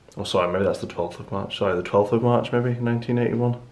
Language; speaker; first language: English; native; English